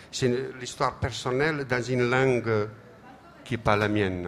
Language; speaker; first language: French; non-native, fluent; Serbian